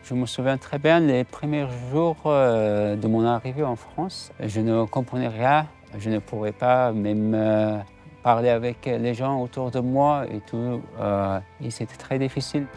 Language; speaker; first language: French; non-native, learner; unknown